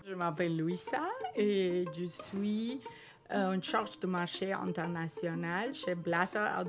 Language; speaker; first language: French; non-native, fluent; German